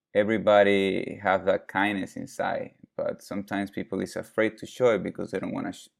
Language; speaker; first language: English; non-native, fluent; Spanish